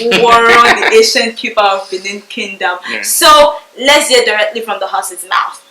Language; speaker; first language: English; non-native, local second language; Yoruba